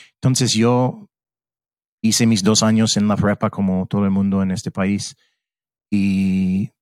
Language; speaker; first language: Spanish; non-native, fluent; English